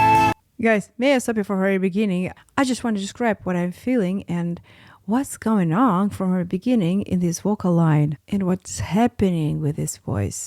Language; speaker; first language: English; non-native, fluent; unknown